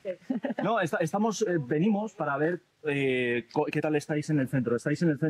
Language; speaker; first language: Spanish; native; Spanish